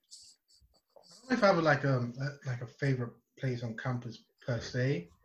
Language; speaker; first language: English; non-native, local second language; Yoruba